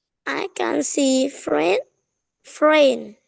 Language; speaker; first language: English; non-native, learner; Vietnamese